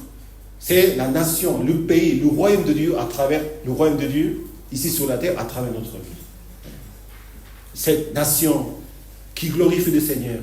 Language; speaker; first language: French; non-native, fluent; Korean